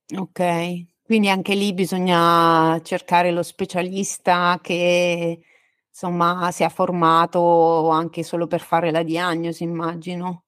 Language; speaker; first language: Italian; native; Italian